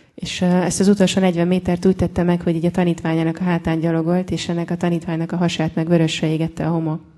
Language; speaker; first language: Hungarian; native; Hungarian